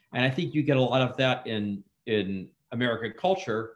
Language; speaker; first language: English; native; English